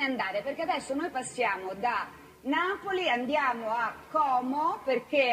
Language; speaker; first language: Italian; native; Italian